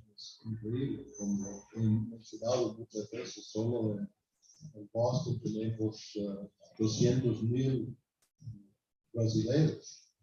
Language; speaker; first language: Spanish; non-native, fluent; English